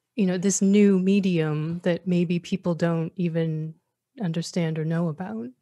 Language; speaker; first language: English; native; English